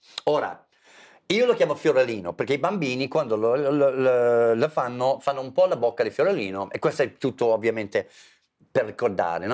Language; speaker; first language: Italian; non-native, fluent; English